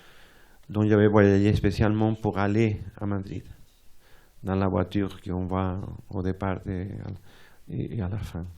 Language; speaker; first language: French; non-native, fluent; Spanish